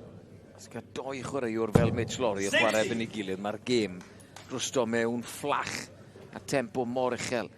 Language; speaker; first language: Welsh; native; Welsh